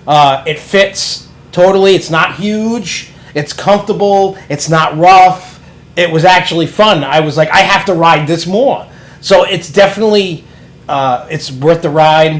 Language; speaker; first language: English; native; English